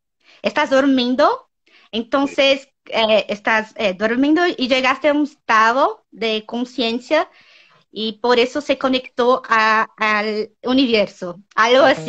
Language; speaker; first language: Spanish; non-native, learner; Portuguese